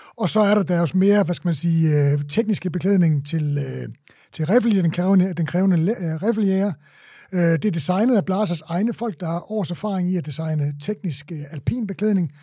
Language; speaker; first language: Danish; native; Danish